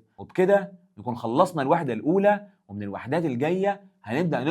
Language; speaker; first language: Arabic; native; Arabic